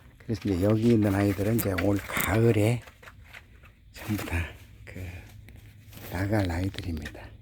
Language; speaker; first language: Korean; native; Korean